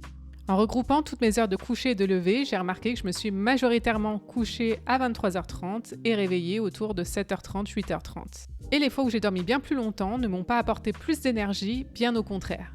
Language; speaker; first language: French; native; French